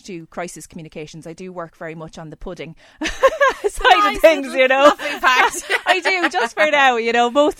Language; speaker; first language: English; native; English